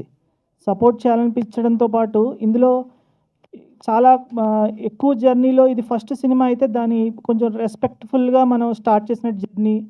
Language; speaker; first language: Telugu; native; Telugu